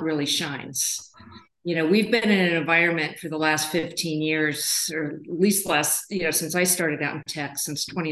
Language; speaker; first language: English; native; English